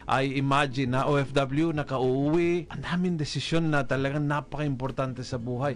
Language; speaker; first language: Filipino; non-native, local second language; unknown